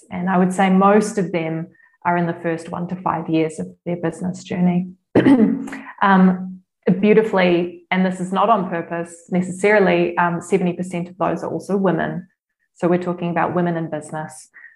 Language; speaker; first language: English; native; English